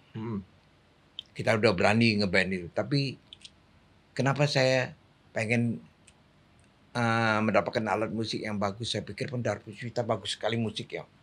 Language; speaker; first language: Indonesian; native; Indonesian